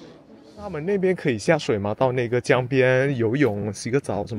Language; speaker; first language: Chinese; non-native, fluent; Indonesian